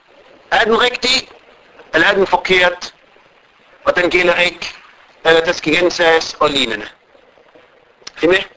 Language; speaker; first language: Danish; non-native, fluent; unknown